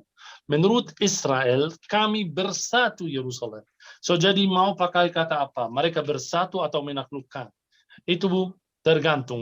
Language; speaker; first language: Indonesian; non-native, fluent; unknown